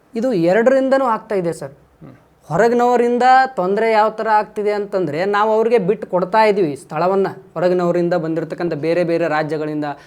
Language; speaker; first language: Kannada; native; Kannada